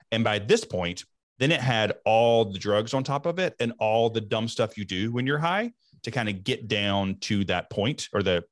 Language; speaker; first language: English; native; English